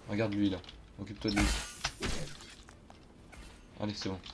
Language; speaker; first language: French; native; French